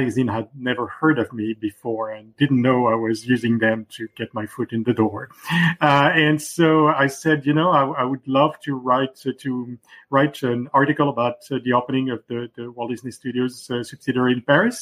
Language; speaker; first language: English; non-native, fluent; French